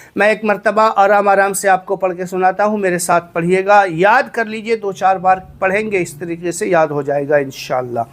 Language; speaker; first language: Urdu; native; Urdu